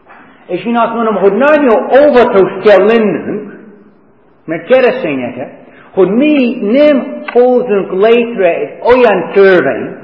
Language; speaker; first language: Hungarian; non-native, fluent; English